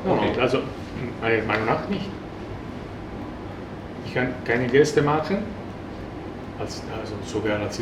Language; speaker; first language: German; non-native, fluent; Italian